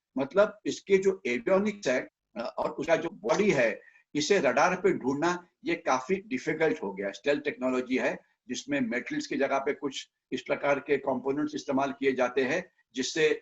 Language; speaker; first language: Hindi; non-native, local second language; Marathi